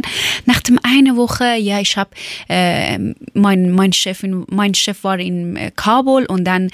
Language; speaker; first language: German; non-native, learner; Persian